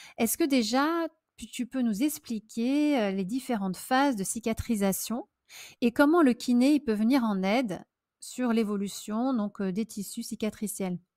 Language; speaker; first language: French; native; French